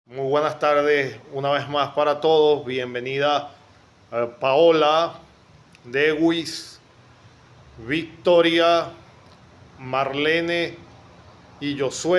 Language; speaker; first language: Spanish; native; Spanish